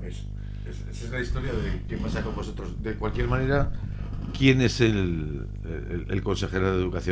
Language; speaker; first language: Spanish; native; Spanish